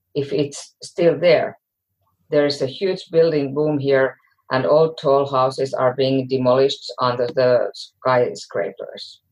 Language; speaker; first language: English; non-native, fluent; Finnish